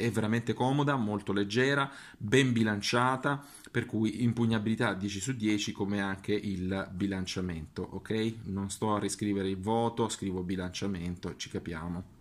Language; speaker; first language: Italian; native; Italian